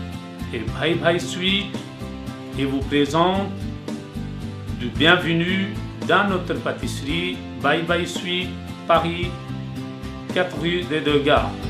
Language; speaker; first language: French; non-native, learner; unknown